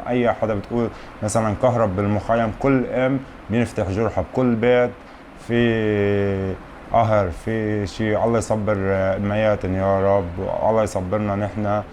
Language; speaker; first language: Arabic; native; Arabic